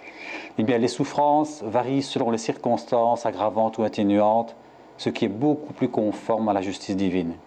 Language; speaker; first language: French; native; French